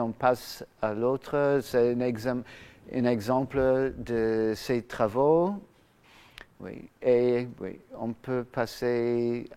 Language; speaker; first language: French; non-native, fluent; English